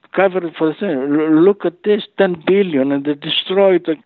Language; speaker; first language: English; non-native, fluent; Greek